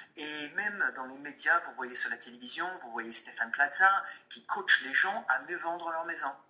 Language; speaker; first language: French; non-native, fluent; English